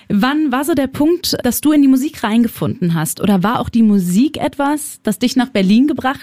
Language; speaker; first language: German; native; German